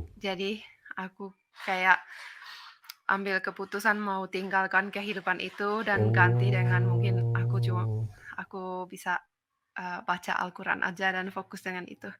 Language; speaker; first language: Indonesian; non-native, fluent; Finnish